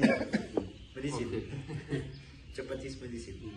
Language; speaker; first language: English; non-native, learner; Dutch